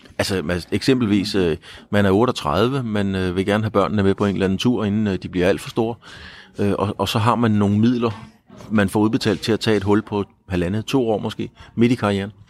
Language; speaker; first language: Danish; native; Danish